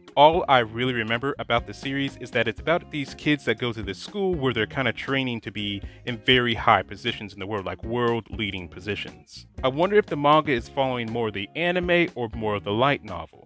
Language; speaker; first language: English; native; English